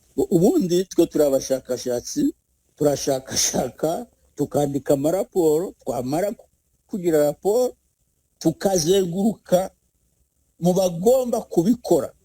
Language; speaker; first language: Kinyarwanda; native; Kinyarwanda